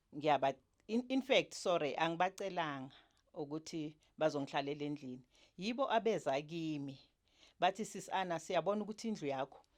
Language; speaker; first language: Zulu; native; Zulu